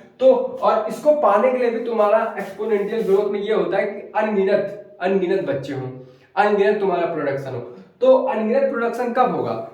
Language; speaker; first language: Hindi; native; Hindi